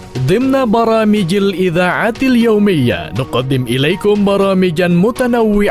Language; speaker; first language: Arabic; non-native, fluent; Indonesian